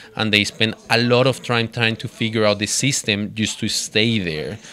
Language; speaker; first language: English; non-native, fluent; Spanish